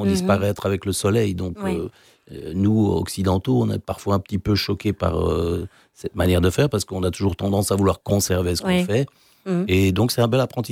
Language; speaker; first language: French; native; French